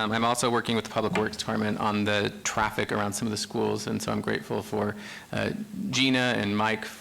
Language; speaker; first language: English; native; English